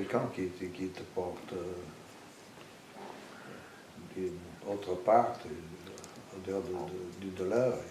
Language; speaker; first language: French; non-native, fluent; Italian